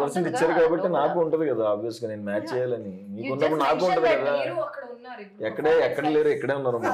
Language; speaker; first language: Telugu; native; Telugu